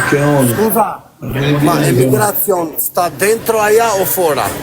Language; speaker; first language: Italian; non-native, fluent; Albanian